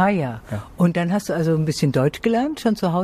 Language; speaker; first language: German; native; German